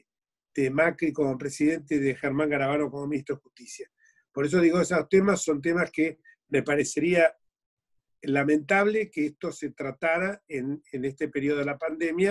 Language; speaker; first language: Spanish; native; Spanish